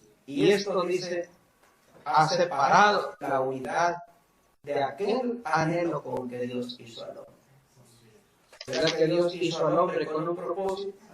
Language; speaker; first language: Spanish; native; Spanish